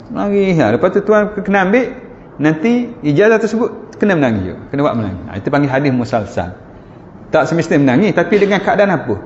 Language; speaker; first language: Malay; native; Malay